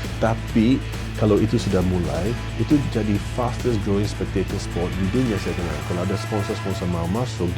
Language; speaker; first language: Indonesian; non-native, fluent; English